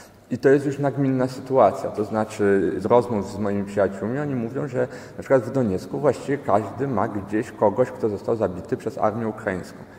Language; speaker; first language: Polish; native; Polish